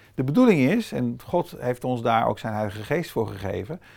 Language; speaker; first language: Dutch; non-native, fluent; Portuguese